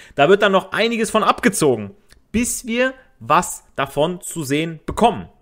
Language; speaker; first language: German; native; German